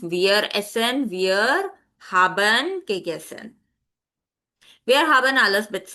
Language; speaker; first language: German; non-native, fluent; Hindi